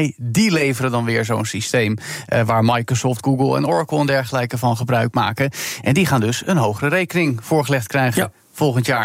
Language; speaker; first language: Dutch; native; Dutch